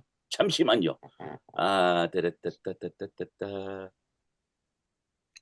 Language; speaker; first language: Korean; non-native, learner; English